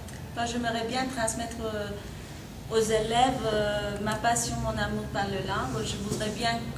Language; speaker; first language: French; non-native, fluent; Spanish